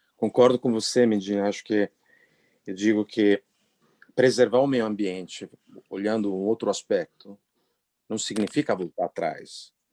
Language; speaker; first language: Portuguese; non-native, fluent; Italian